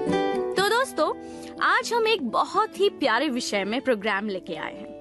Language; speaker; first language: Hindi; native; Hindi